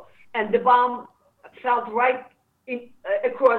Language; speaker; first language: English; non-native, fluent; Ukrainian